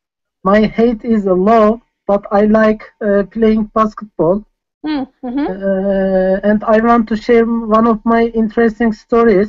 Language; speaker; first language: English; non-native, fluent; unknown